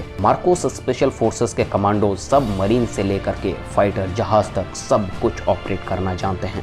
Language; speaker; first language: Hindi; native; Hindi